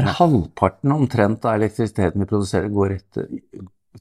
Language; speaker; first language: Norwegian; native; Norwegian